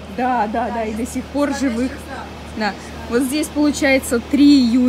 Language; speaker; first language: Russian; native; Russian